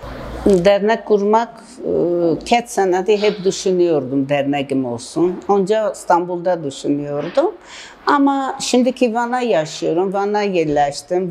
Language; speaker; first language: Turkish; non-native, learner; Armenian